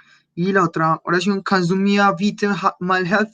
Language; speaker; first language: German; non-native, fluent; Spanish